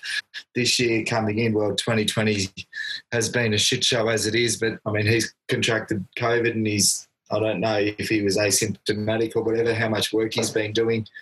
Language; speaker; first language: English; native; English